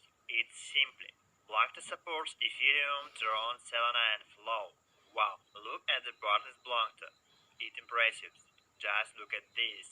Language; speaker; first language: English; non-native, learner; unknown